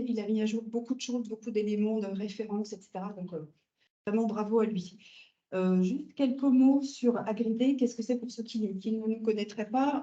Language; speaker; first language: French; native; French